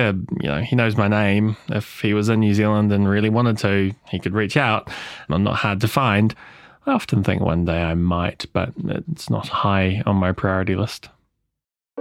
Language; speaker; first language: English; native; English